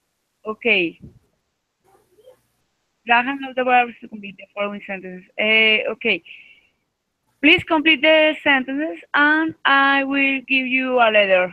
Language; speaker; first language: English; non-native, learner; Spanish